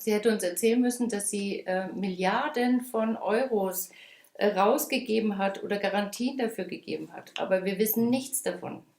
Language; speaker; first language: German; native; German